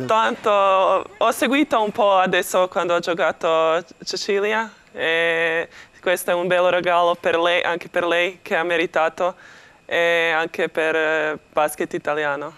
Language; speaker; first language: Italian; non-native, learner; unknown